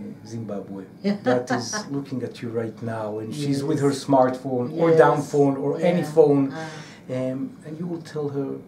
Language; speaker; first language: English; non-native, fluent; Hebrew